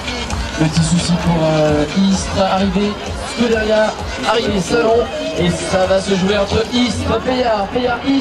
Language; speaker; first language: French; native; French